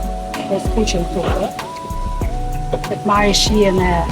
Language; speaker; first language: Albanian; native; Albanian